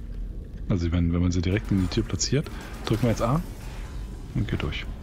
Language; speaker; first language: German; native; German